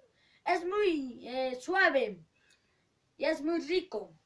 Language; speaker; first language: Spanish; non-native, local second language; Quechua